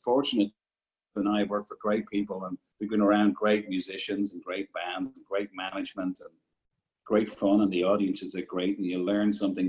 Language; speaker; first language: English; native; English